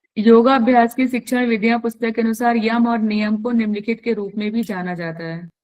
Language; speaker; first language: Hindi; native; Hindi